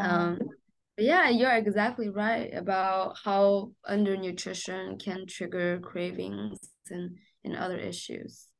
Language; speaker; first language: English; non-native, fluent; Chinese